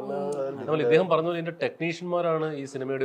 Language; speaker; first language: Malayalam; native; Malayalam